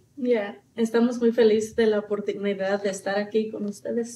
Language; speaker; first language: Spanish; early bilingual, heritage; Spanish